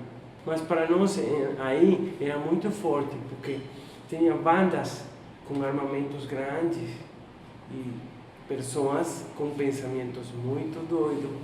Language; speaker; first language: Portuguese; non-native, fluent; Spanish